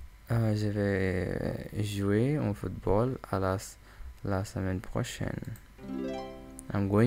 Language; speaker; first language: French; non-native, learner; English